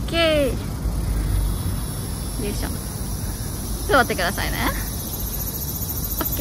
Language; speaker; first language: Japanese; native; Japanese